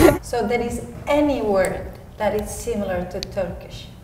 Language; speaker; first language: English; non-native, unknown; Spanish